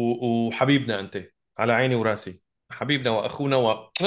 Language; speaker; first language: Arabic; native; Arabic